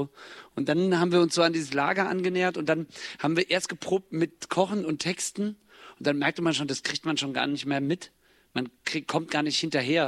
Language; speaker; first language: German; native; German